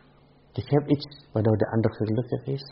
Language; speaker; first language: Dutch; non-native, fluent; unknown